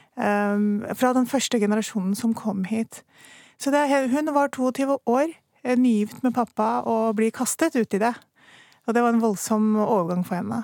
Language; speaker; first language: Norwegian; early bilingual, other home language; Urdu